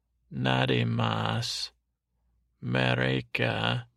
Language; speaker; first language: Spanish; non-native, learner; English